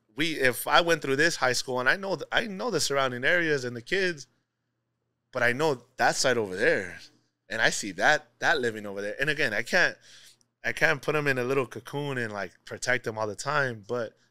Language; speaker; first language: English; native; English